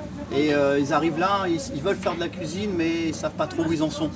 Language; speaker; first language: French; native; French